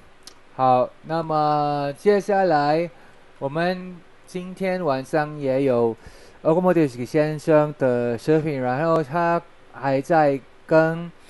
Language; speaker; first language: Chinese; non-native, fluent; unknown